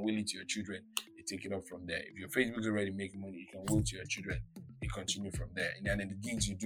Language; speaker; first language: English; non-native, local second language; Yoruba